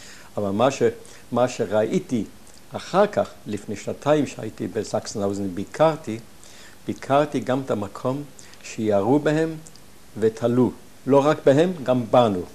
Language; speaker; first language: Hebrew; non-native, fluent; German